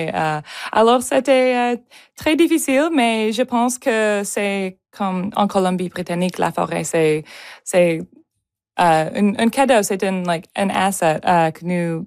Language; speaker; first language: French; non-native, local second language; English